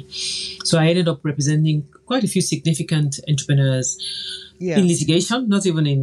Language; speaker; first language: English; non-native, local second language; Yoruba